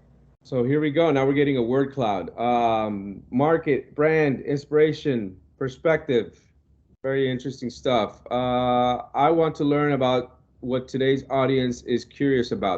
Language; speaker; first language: English; non-native, local second language; Spanish